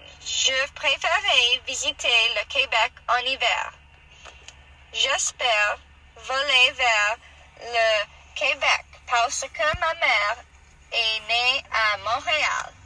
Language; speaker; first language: French; non-native, learner; English